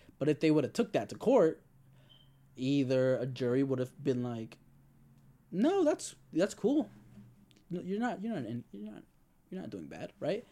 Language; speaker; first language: English; native; English